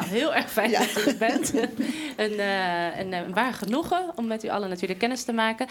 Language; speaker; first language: Dutch; native; Dutch